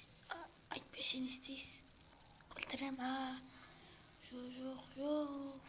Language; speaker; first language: Kazakh; native; Kazakh